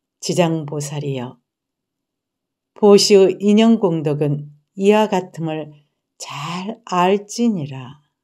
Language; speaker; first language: Korean; native; Korean